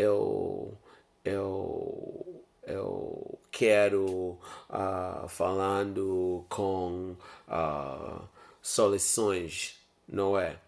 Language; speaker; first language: Portuguese; non-native, learner; English